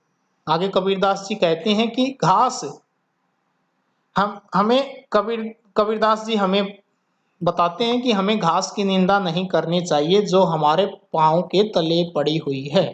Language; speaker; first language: Hindi; native; Hindi